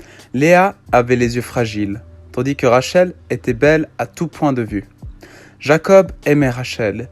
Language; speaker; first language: French; native; French